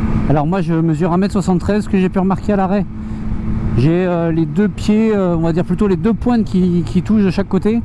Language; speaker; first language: French; native; French